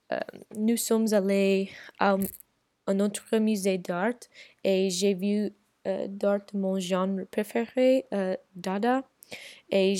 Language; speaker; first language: French; non-native, learner; English